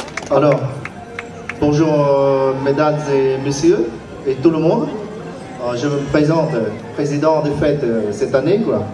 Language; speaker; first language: French; early bilingual, other home language; Hmong